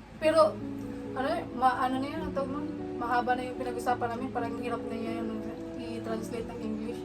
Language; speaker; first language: Filipino; non-native, local second language; Cebuano